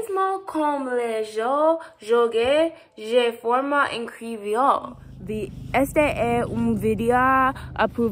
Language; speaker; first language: Portuguese; non-native, learner; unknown